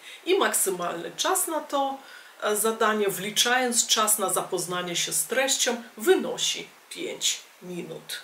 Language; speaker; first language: Polish; native; Polish